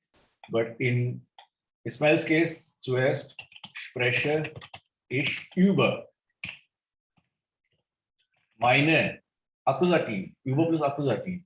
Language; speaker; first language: German; non-native, fluent; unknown